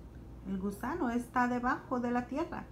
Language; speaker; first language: Spanish; early bilingual, heritage; Spanish